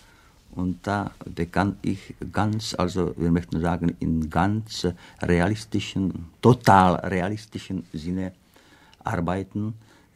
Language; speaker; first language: German; non-native, fluent; Czech